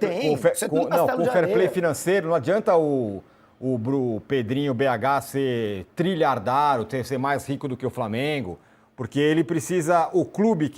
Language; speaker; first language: Portuguese; native; Portuguese